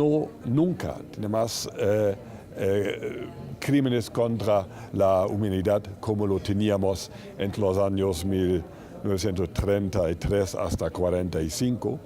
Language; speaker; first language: Spanish; non-native, fluent; German